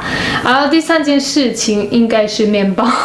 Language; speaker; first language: Chinese; non-native, fluent; Polish